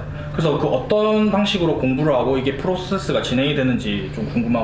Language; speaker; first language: Korean; native; Korean